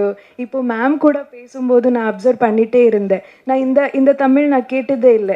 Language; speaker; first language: Tamil; non-native, learner; Kannada